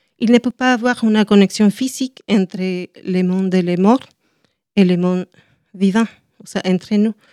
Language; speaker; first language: French; non-native, learner; Spanish